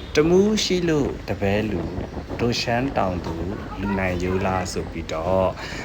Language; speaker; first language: Burmese; non-native, local second language; Pa'o Karen